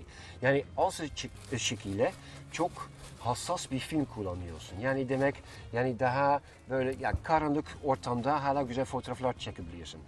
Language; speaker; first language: Turkish; non-native, fluent; Dutch